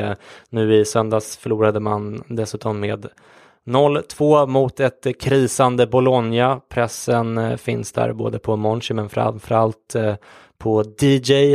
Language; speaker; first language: Swedish; native; Swedish